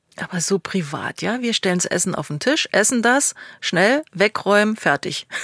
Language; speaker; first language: German; native; German